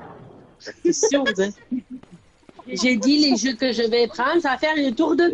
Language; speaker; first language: French; native; French